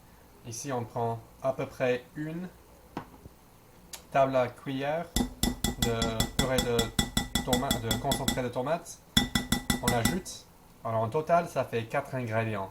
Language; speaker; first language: French; non-native, learner; English